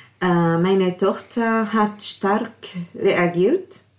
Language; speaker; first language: German; non-native, learner; Arabic